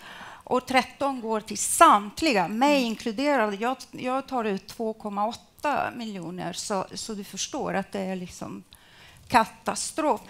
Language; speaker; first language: Swedish; non-native, fluent; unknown